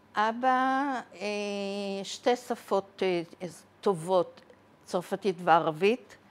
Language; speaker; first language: Hebrew; early bilingual, other home language; Arabic